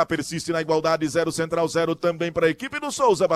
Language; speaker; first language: Portuguese; native; Portuguese